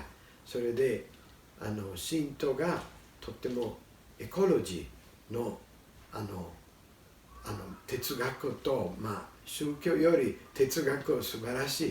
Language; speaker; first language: Japanese; non-native, learner; Italian